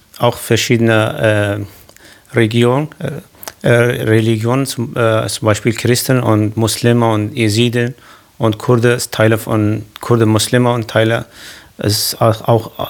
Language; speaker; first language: German; non-native, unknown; Kurdish